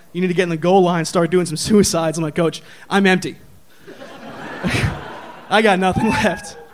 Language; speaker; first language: English; native; English